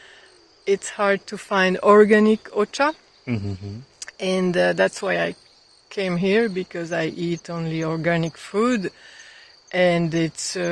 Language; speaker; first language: English; non-native, fluent; French